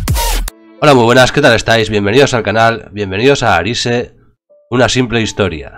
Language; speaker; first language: Spanish; native; Spanish